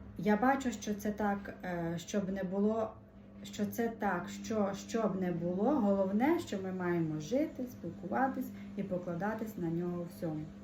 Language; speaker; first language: Ukrainian; native; Ukrainian